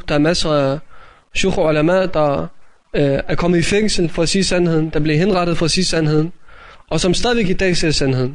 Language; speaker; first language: Danish; native; Danish